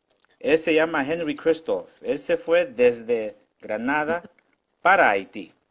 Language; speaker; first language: Spanish; non-native, local second language; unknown